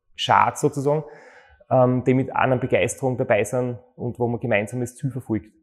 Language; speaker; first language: German; native; German